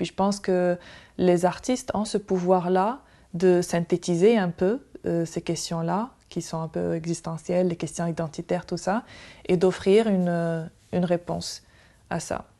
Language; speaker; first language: French; non-native, local second language; Arabic